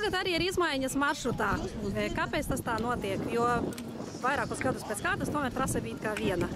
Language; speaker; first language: Latvian; native; Latvian